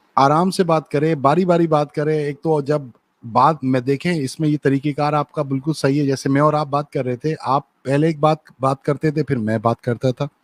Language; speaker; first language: Urdu; native; Urdu